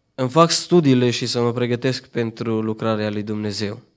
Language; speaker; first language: Romanian; non-native, fluent; Albanian